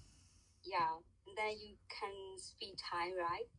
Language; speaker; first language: English; non-native, learner; Burmese